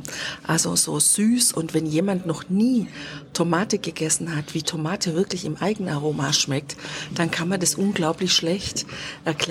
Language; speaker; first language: German; native; German